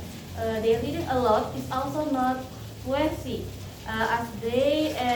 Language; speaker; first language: English; non-native, learner; Indonesian